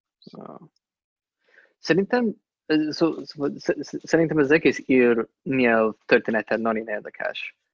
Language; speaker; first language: Hungarian; non-native, fluent; English